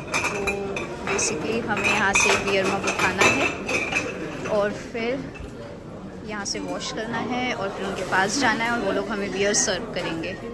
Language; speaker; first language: Hindi; native; Hindi